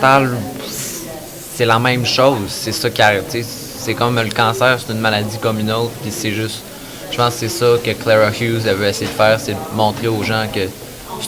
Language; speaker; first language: French; native; French